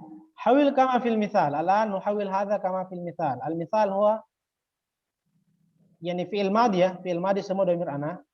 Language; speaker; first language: Arabic; non-native, fluent; Indonesian